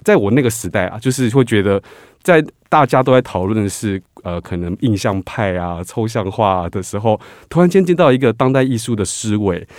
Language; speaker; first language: Chinese; native; Chinese